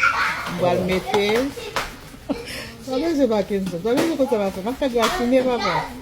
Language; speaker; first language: French; non-native, local second language; Haitian Creole